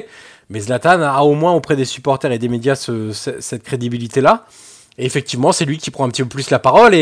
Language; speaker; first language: French; native; French